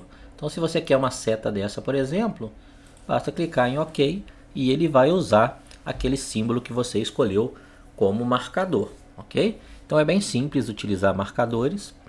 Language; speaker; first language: Portuguese; native; Portuguese